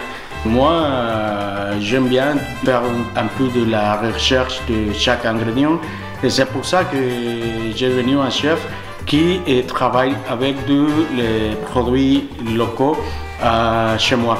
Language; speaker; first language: French; non-native, learner; Spanish